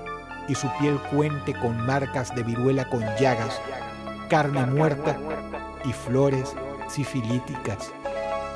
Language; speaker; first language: Spanish; native; Spanish